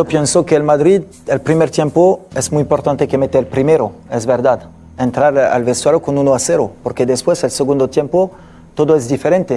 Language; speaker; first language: Spanish; non-native, fluent; French